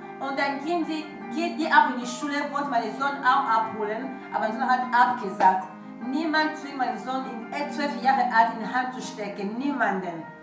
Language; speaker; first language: German; non-native, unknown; French